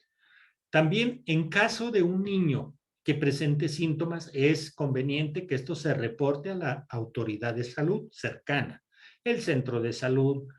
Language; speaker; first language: Spanish; native; Spanish